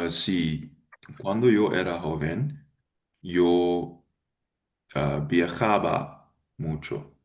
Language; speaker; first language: Spanish; non-native, learner; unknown